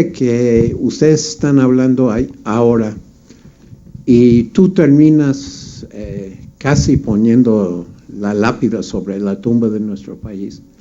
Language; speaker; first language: Spanish; non-native, fluent; English